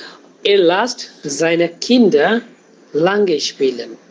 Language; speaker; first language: German; non-native, learner; Bangla